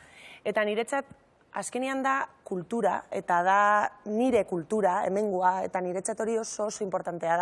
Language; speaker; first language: Basque; non-native, local second language; Spanish